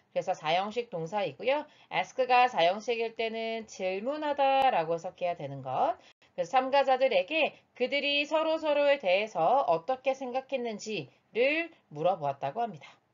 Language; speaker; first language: Korean; native; Korean